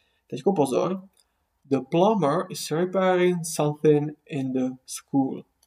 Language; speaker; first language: English; non-native, fluent; Czech